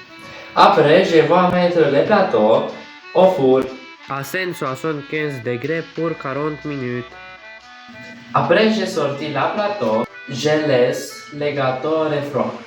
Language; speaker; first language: French; non-native, learner; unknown